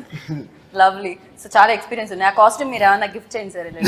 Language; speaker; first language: Telugu; native; Telugu